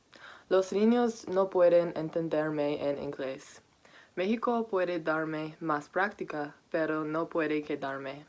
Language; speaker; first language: Spanish; non-native, learner; English